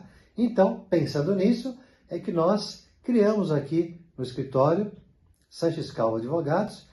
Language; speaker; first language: Portuguese; native; Portuguese